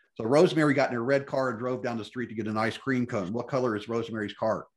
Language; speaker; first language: English; native; English